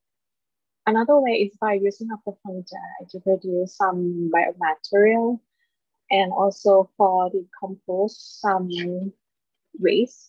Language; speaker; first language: English; non-native, learner; Thai